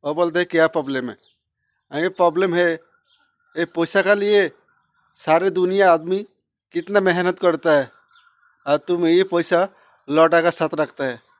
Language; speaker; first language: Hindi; non-native, learner; Bangla